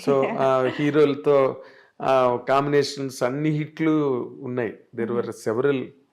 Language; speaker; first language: Telugu; native; Telugu